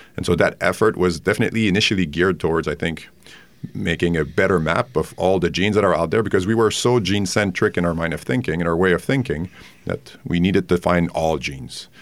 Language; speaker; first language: English; non-native, fluent; French